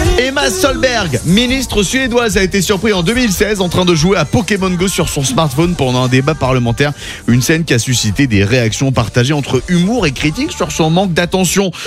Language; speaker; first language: French; native; French